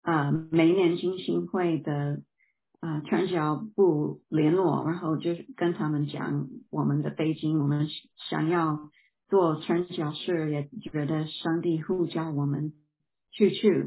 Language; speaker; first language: Chinese; non-native, fluent; English